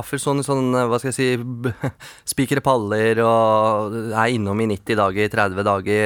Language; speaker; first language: Norwegian; native; Norwegian